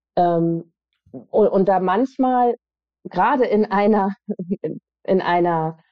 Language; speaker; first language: German; native; German